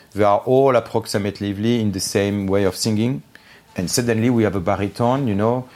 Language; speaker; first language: English; non-native, fluent; Armenian